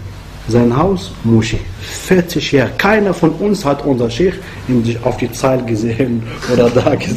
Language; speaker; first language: German; non-native, fluent; Arabic